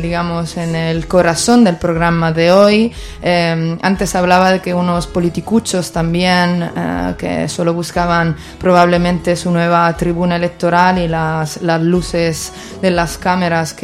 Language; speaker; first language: Spanish; native; Spanish